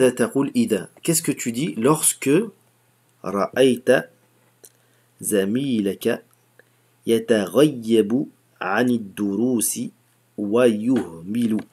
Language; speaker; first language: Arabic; non-native, fluent; French